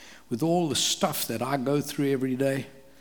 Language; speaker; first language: English; native; English